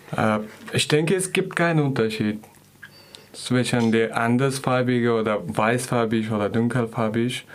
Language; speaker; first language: German; non-native, fluent; Persian